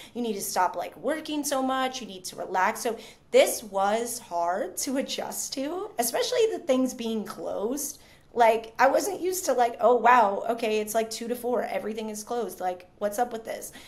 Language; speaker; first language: English; native; English